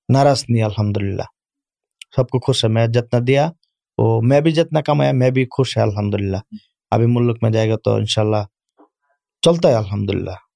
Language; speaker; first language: Urdu; non-native, learner; Bangla